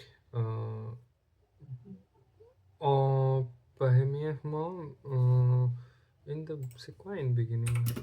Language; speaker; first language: French; non-native, learner; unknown